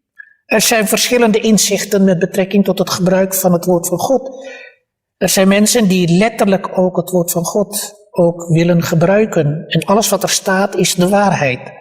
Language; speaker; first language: Dutch; early bilingual, other home language; Malay